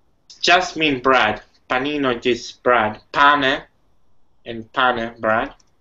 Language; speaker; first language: English; non-native, fluent; Italian